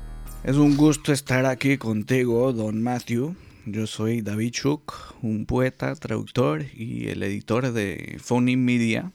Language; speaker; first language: Spanish; non-native, fluent; English